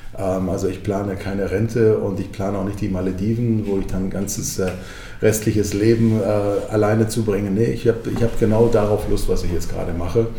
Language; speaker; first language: German; early bilingual, other home language; Croatian